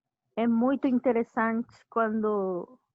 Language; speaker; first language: Portuguese; non-native, learner; Spanish